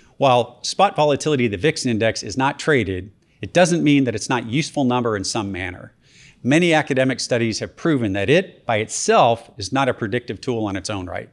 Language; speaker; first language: English; native; English